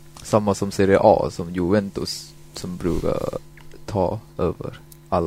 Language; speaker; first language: Swedish; non-native, fluent; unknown